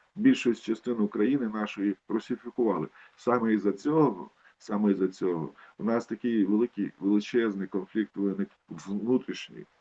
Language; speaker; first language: Ukrainian; non-native, local second language; Russian